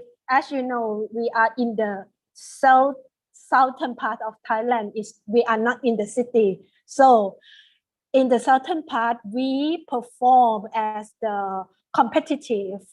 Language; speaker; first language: English; non-native, fluent; Thai